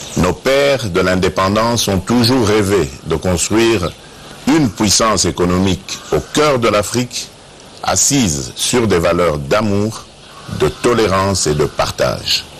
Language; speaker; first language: French; non-native, local second language; Luba-Lulua